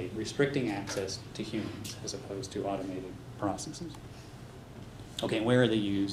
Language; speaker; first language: English; native; English